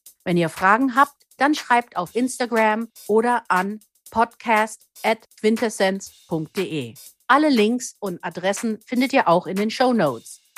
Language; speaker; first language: German; native; German